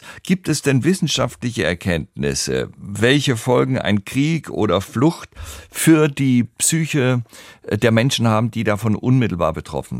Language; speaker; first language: German; native; German